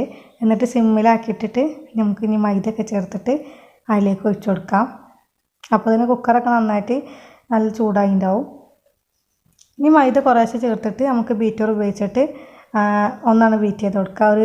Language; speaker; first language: Malayalam; native; Malayalam